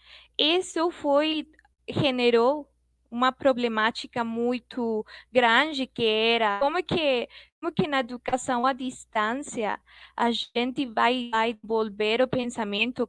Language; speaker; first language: Portuguese; non-native, fluent; Spanish